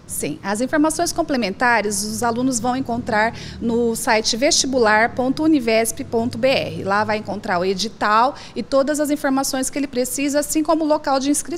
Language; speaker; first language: Portuguese; native; Portuguese